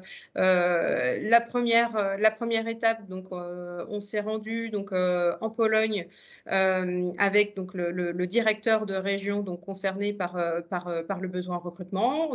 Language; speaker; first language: French; native; French